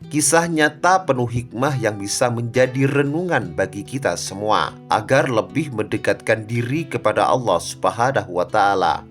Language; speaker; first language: Indonesian; native; Indonesian